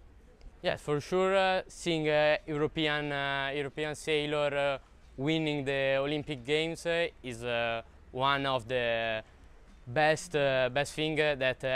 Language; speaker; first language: English; non-native, learner; Italian